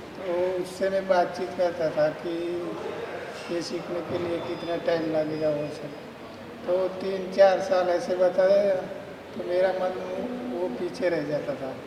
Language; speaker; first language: Hindi; non-native, local second language; Gujarati